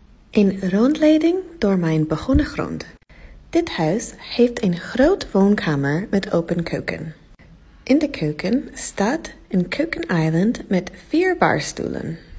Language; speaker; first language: Dutch; non-native, learner; English